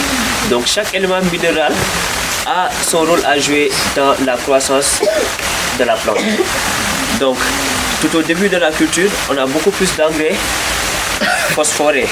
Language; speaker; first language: French; non-native, local second language; Wolof